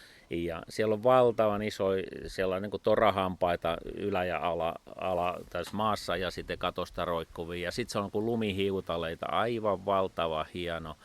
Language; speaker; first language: Finnish; native; Finnish